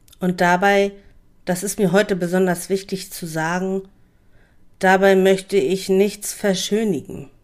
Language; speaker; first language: German; native; German